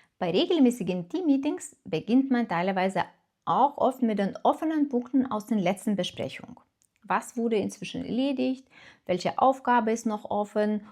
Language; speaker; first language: German; non-native, fluent; Lithuanian